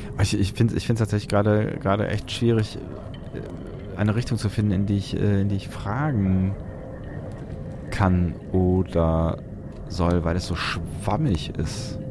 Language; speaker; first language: German; native; German